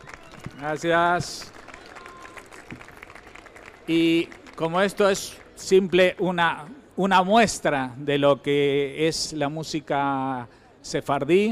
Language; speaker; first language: Spanish; native; Spanish